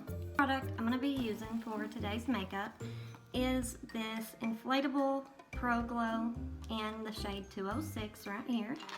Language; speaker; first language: English; native; English